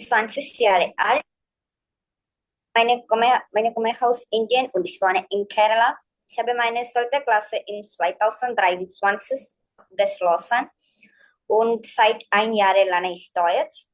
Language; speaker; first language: German; non-native, learner; Malayalam